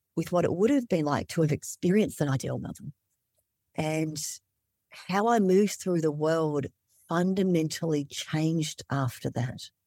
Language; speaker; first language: English; native; English